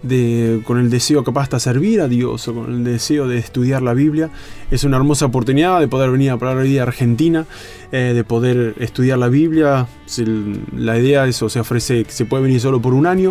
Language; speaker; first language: Spanish; native; Spanish